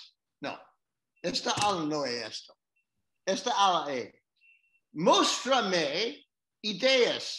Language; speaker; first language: Spanish; non-native, learner; English